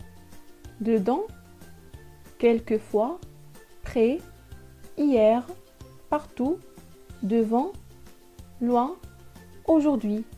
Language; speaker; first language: French; non-native, local second language; Arabic